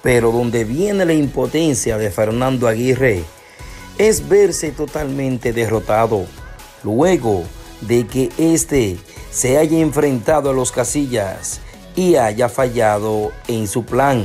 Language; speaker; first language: Spanish; native; Spanish